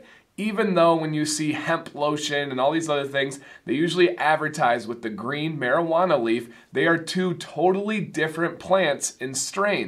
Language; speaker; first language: English; native; English